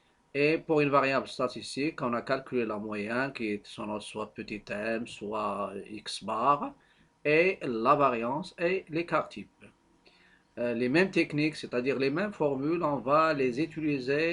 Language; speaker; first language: French; non-native, local second language; Arabic